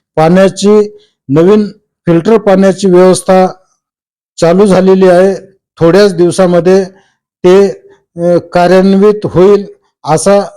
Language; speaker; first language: Marathi; native; Marathi